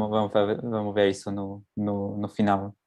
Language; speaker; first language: Portuguese; non-native, fluent; French